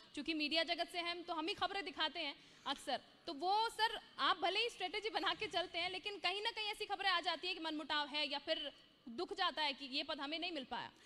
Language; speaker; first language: Hindi; native; Hindi